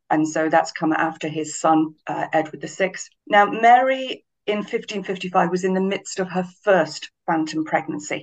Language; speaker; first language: English; native; English